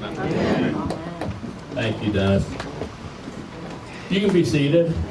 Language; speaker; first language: English; native; English